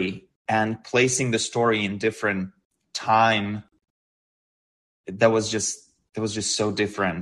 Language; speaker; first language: English; non-native, fluent; Hungarian